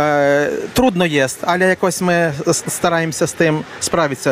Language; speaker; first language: Polish; non-native, learner; Ukrainian